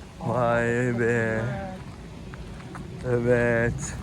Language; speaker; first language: Turkish; non-native, learner; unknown